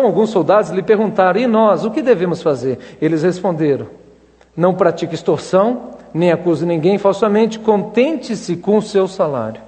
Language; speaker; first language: Portuguese; native; Portuguese